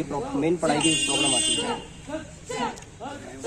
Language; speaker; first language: Hindi; native; Hindi